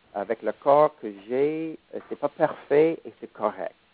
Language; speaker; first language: French; non-native, fluent; English